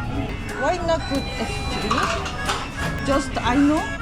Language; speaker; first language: English; non-native, learner; Korean